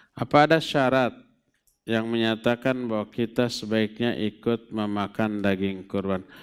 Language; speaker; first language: Indonesian; non-native, local second language; Sundanese